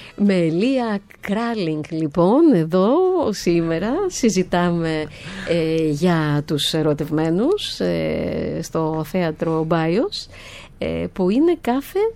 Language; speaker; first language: Greek; native; Greek